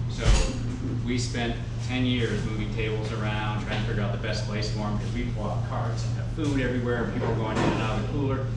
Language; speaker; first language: English; native; English